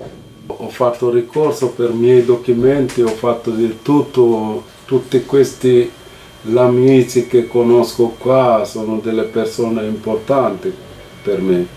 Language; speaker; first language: Italian; non-native, fluent; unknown